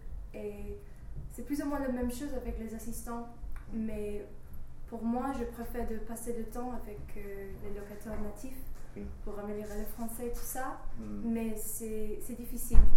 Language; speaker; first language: French; non-native, fluent; English